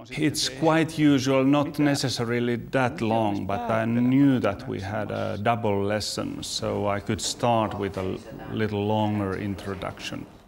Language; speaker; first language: English; non-native, fluent; Finnish